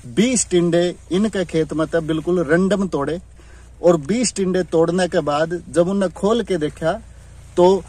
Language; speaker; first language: Hindi; native; Hindi